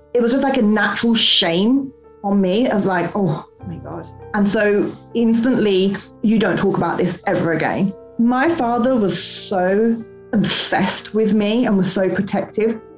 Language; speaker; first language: English; native; English